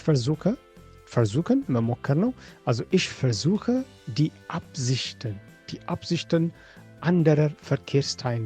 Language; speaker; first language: German; non-native, fluent; Amharic